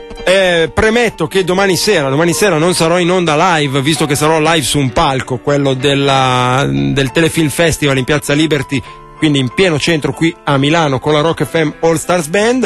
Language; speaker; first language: Italian; native; Italian